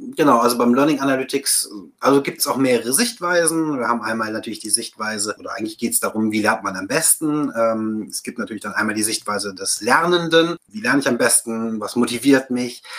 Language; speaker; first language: German; native; German